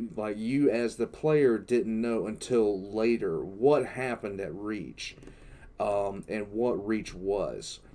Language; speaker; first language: English; native; English